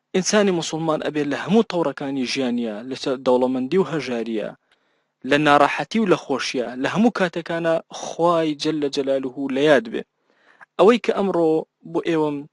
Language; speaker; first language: Central Kurdish; non-native, local second language; Gurani